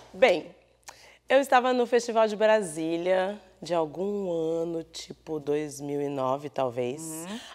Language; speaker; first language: Portuguese; native; Portuguese